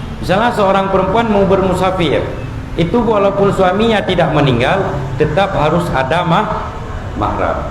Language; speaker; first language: Malay; non-native, local second language; Achinese